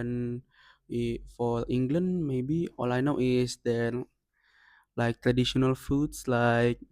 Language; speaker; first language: English; non-native, learner; Indonesian